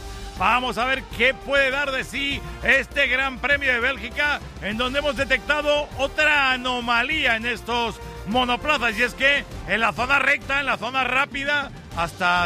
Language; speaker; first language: Spanish; native; Spanish